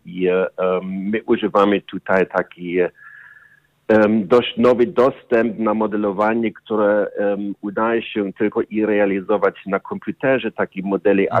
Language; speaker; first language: Polish; non-native, learner; German